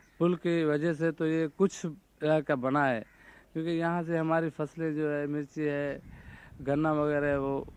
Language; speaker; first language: Urdu; native; Urdu